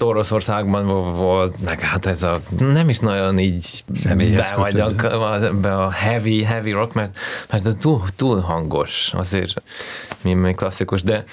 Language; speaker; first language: Hungarian; non-native, fluent; Russian